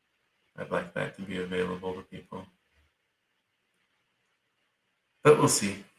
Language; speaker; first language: English; native; English